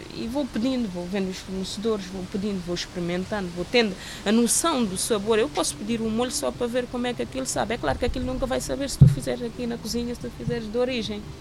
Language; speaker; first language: Portuguese; non-native, local second language; Kabuverdianu